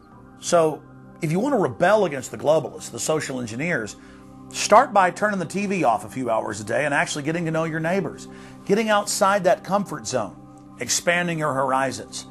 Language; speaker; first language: English; native; English